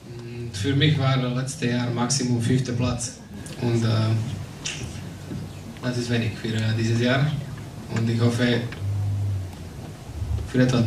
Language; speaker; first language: German; non-native, learner; Slovak